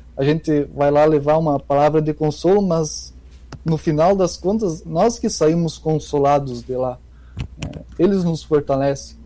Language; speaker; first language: Portuguese; native; Portuguese